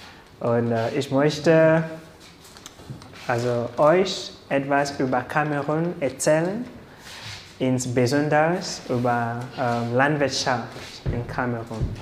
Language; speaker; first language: German; non-native, learner; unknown